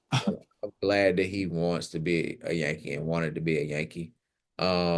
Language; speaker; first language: English; native; English